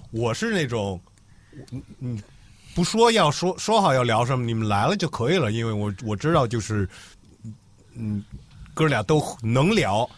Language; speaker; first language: Chinese; non-native, fluent; English